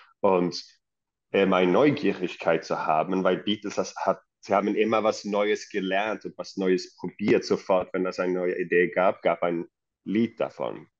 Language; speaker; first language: German; non-native, fluent; Swedish